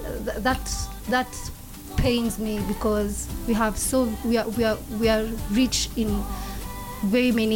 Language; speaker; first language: English; non-native, local second language; Kikuyu